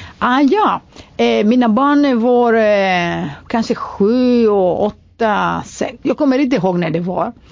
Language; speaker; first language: Swedish; non-native, fluent; Greek